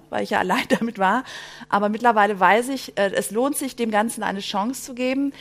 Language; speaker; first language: German; early bilingual, other home language; Greek